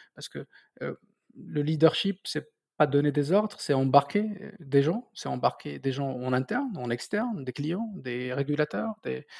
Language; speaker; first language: French; non-native, local second language; Berber languages